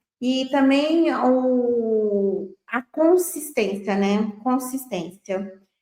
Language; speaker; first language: Portuguese; native; Portuguese